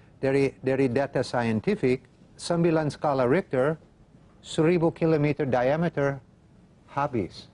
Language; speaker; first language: Indonesian; non-native, fluent; English